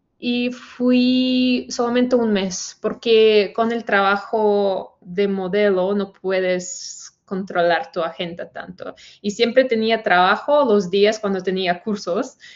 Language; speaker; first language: Spanish; non-native, fluent; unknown